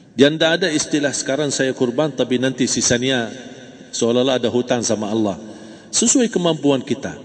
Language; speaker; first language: Malay; non-native, fluent; Arabic